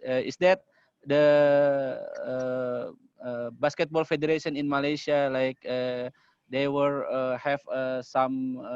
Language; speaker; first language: English; non-native, learner; Indonesian